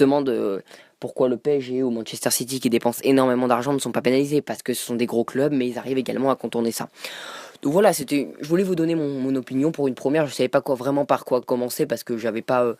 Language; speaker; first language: French; native; French